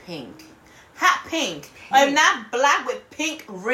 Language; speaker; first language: English; non-native, fluent; Spanish